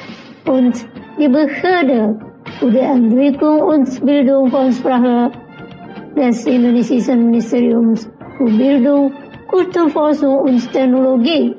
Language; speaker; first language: German; non-native, learner; Indonesian